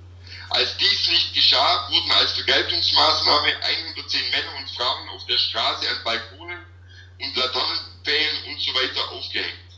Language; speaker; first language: German; native; German